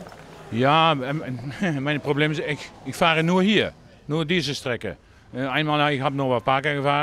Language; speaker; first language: German; non-native, learner; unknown